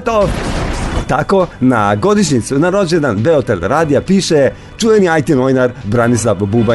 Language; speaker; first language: Serbian; native; Serbian